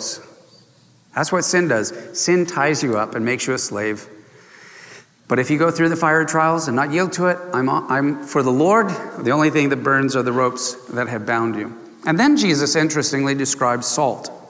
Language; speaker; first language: English; native; English